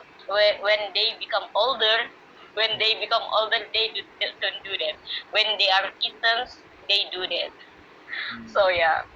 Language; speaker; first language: English; non-native, learner; Indonesian